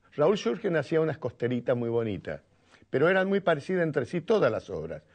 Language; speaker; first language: Spanish; native; Spanish